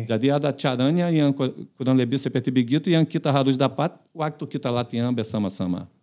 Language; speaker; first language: Indonesian; non-native, fluent; Portuguese